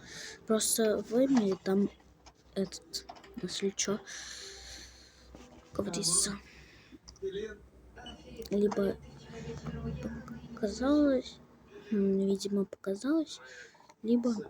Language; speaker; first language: Russian; native; Russian